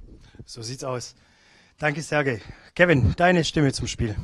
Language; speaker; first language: German; native; German